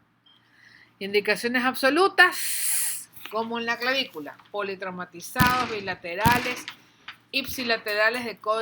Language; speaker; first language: Spanish; native; Spanish